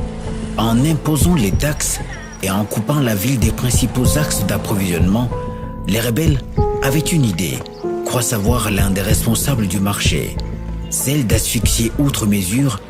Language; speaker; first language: French; non-native, local second language; Swahili